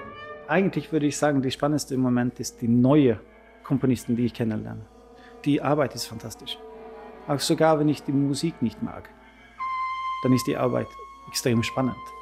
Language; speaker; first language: German; non-native, fluent; Swedish